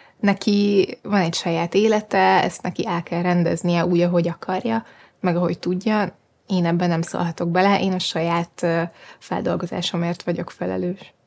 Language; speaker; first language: Hungarian; native; Hungarian